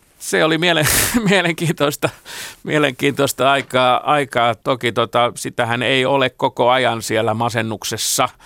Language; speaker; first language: Finnish; non-native, local second language; Swedish